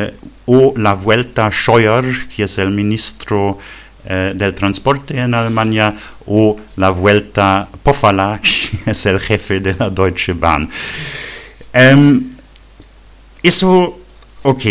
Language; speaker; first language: Spanish; non-native, fluent; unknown